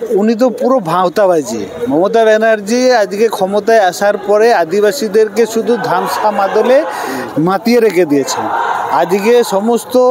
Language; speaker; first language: Bangla; non-native, local second language; Santali